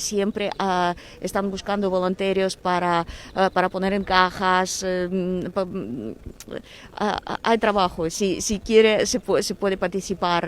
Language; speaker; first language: Spanish; non-native, fluent; Ukrainian